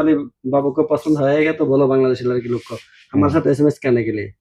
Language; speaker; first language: Hindi; non-native, learner; Bangla